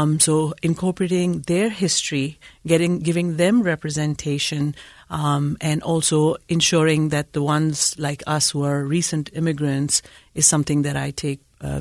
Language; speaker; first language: English; non-native, local second language; Urdu